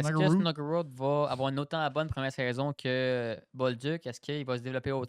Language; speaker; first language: French; native; French